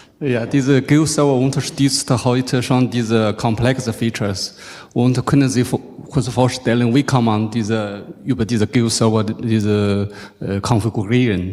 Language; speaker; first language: German; non-native, learner; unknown